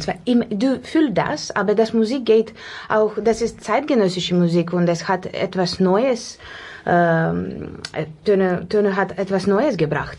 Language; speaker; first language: German; non-native, fluent; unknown